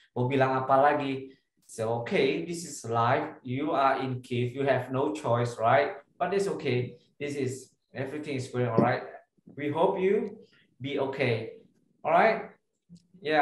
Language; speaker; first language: English; non-native, learner; Indonesian